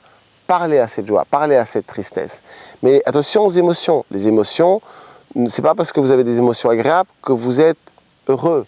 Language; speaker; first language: French; native; French